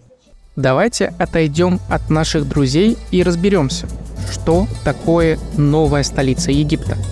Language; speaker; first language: Russian; native; Russian